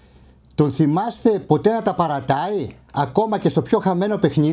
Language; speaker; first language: Greek; native; Greek